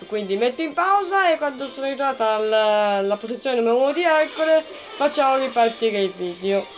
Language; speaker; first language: Italian; native; Italian